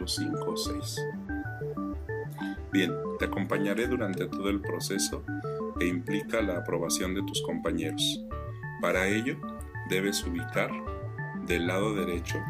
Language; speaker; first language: Spanish; native; Spanish